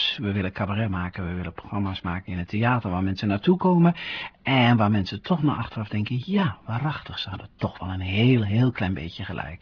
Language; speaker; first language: Dutch; native; Dutch